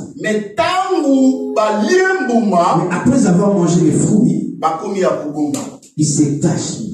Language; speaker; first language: French; non-native, local second language; Lingala